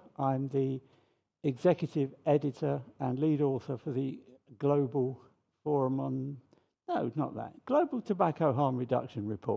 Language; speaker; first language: English; native; English